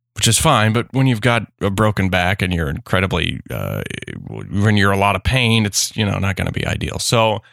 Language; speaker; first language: English; native; English